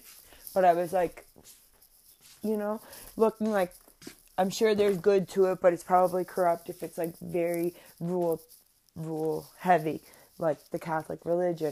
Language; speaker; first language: English; native; English